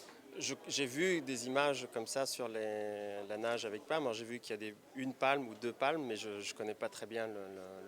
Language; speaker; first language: French; native; French